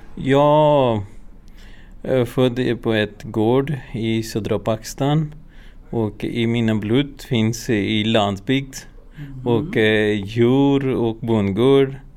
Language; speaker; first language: Swedish; non-native, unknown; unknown